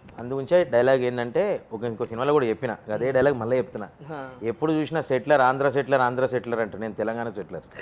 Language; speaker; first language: Telugu; native; Telugu